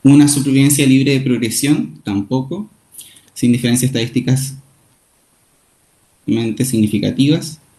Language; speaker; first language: Spanish; native; Spanish